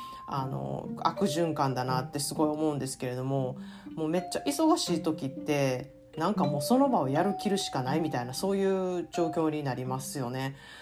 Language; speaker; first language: Japanese; native; Japanese